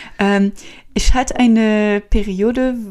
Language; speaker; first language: German; non-native, learner; French